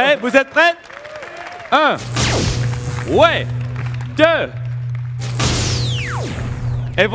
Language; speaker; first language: French; non-native, learner; English